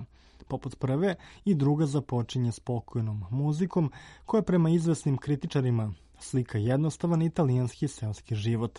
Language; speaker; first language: Croatian; native; Croatian